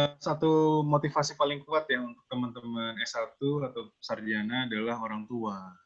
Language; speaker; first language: Indonesian; native; Indonesian